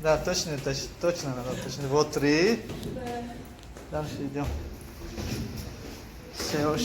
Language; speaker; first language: Russian; non-native, local second language; Tajik